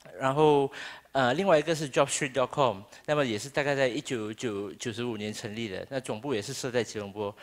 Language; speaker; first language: Chinese; native; Chinese